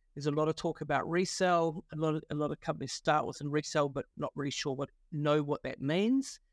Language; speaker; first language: English; native; English